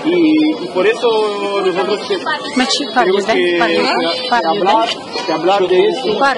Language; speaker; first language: Spanish; non-native, learner; Italian